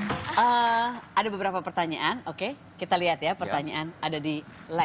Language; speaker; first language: Indonesian; native; Indonesian